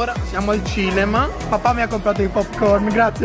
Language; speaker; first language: Italian; native; Italian